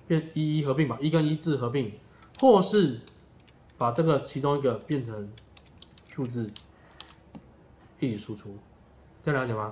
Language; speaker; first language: Chinese; native; Chinese